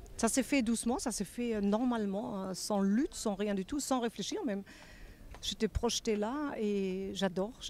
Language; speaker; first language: French; non-native, fluent; German